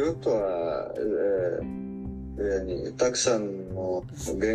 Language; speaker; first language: Japanese; non-native, learner; Arabic